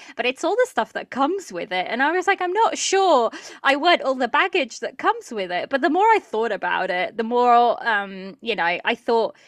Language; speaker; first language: English; early bilingual, other home language; Portuguese